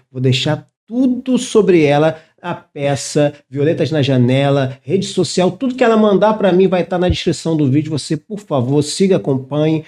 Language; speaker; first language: Portuguese; native; Portuguese